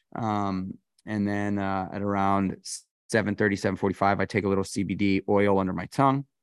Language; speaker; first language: English; native; English